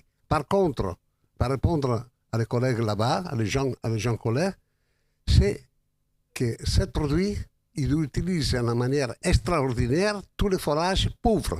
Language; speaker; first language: French; non-native, fluent; Spanish